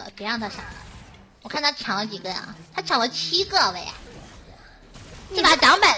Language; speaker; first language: Chinese; native; Chinese